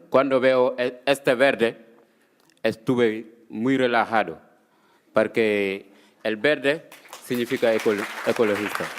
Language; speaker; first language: Spanish; non-native, fluent; Wolof